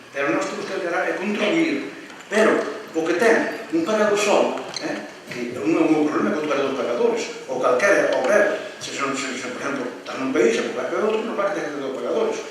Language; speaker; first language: Galician; native; Galician